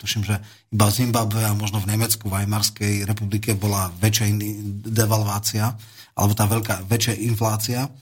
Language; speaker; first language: Slovak; native; Slovak